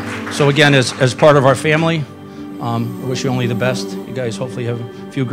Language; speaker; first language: English; native; English